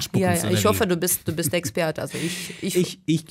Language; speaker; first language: German; non-native, fluent; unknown